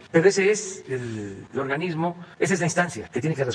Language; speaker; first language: Spanish; native; Spanish